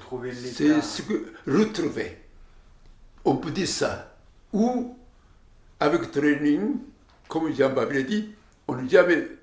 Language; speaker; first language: French; non-native, learner; Japanese